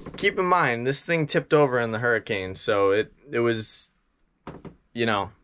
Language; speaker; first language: English; native; English